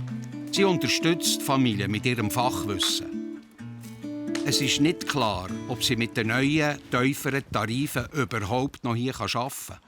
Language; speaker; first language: German; native; German